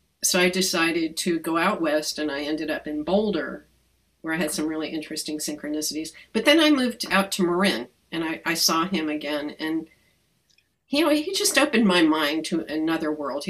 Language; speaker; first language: English; native; English